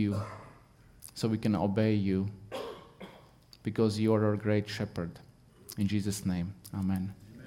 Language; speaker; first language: English; non-native, fluent; Latvian